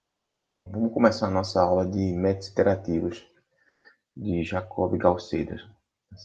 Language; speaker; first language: Portuguese; native; Portuguese